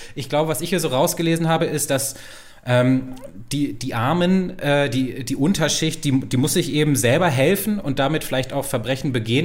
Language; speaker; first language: German; native; German